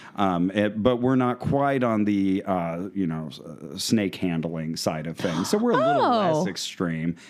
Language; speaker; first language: English; native; English